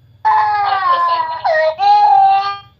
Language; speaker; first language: English; non-native, fluent; Indonesian